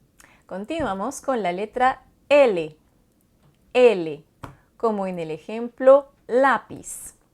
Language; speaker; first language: Spanish; non-native, fluent; French